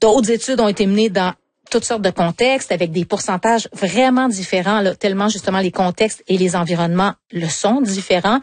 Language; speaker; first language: French; native; French